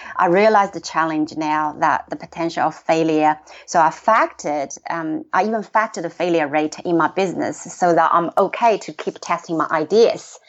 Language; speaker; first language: English; non-native, fluent; Chinese